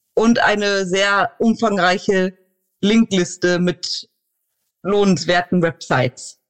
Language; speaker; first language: German; native; German